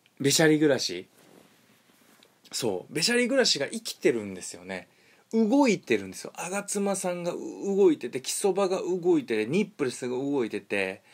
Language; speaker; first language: Japanese; native; Japanese